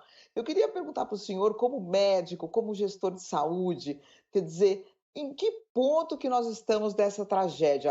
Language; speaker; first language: Portuguese; native; Portuguese